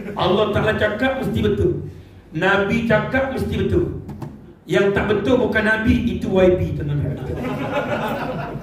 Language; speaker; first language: Malay; non-native, local second language; Tamil